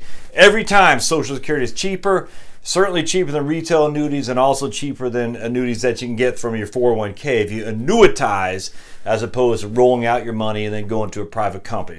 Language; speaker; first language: English; native; English